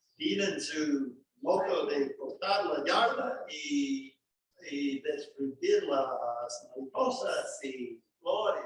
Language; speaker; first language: Spanish; non-native, learner; English